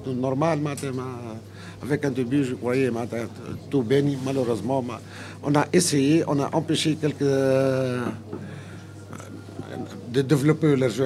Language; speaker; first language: French; non-native, local second language; Arabic